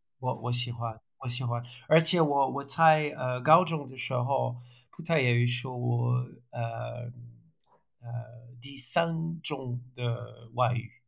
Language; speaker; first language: Chinese; non-native, learner; French